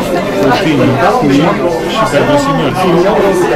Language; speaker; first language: Portuguese; non-native, learner; Romanian